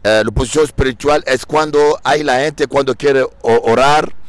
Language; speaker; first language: Spanish; non-native, learner; French